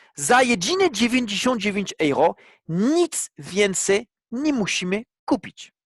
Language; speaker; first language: Polish; non-native, fluent; French